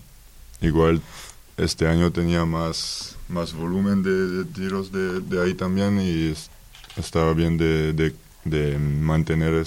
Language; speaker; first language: Spanish; non-native, fluent; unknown